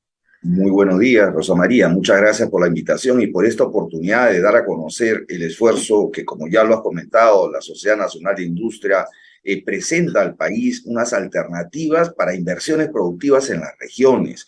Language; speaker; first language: Spanish; native; Spanish